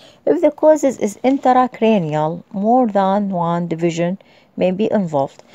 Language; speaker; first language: English; non-native, fluent; Arabic